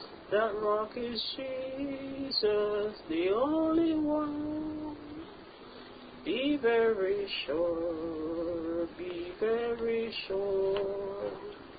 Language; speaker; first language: English; native; English